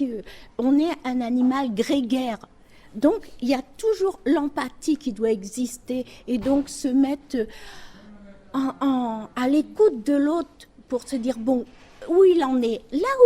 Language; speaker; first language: French; native; French